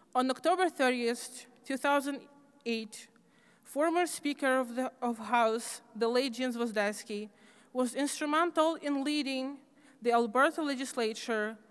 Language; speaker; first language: English; native; English